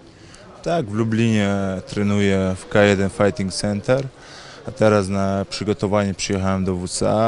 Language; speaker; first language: Polish; non-native, fluent; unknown